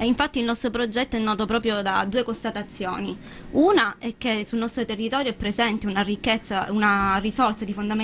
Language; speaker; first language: Italian; native; Italian